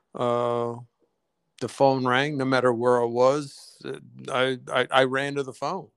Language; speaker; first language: English; native; English